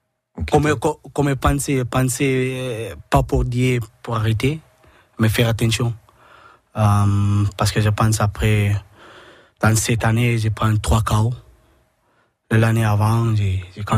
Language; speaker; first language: French; non-native, learner; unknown